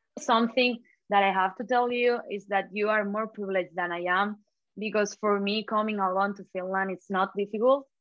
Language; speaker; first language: English; non-native, fluent; Spanish